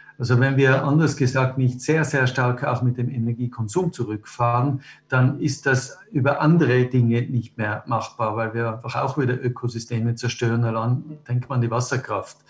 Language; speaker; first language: German; native; German